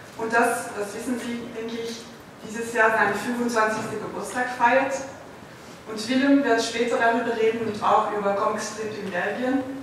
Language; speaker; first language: German; non-native, fluent; Dutch